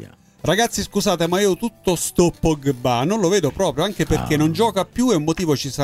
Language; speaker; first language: Italian; native; Italian